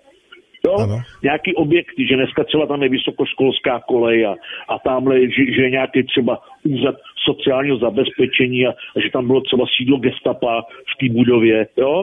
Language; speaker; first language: Czech; native; Czech